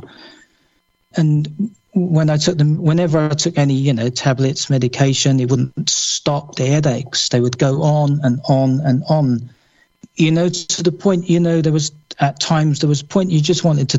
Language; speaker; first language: English; native; English